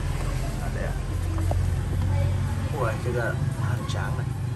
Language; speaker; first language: Chinese; non-native, fluent; Vietnamese